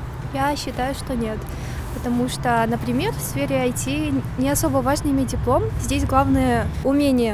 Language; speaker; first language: Russian; native; Russian